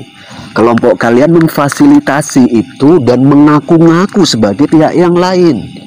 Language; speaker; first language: Indonesian; native; Indonesian